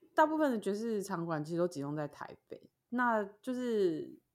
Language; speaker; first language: Chinese; native; Chinese